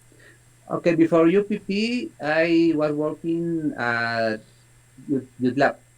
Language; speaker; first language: English; non-native, learner; Spanish